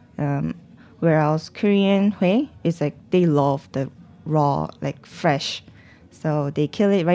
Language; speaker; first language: English; non-native, fluent; Korean